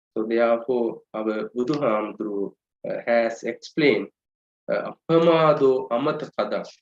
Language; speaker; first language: English; non-native, local second language; Sinhala